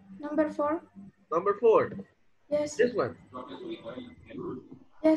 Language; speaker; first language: English; non-native, fluent; Spanish